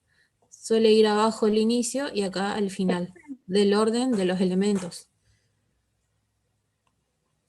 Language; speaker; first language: Spanish; native; Spanish